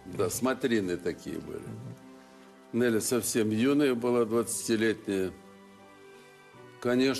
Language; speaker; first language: Russian; native; Russian